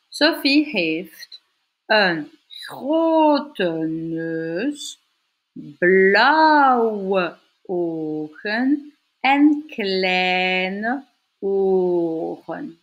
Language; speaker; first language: Dutch; non-native, local second language; French